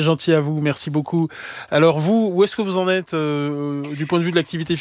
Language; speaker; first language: French; native; French